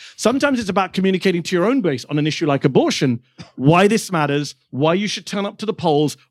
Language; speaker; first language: English; native; English